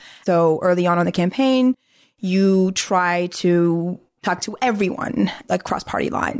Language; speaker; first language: English; non-native, fluent; Arabic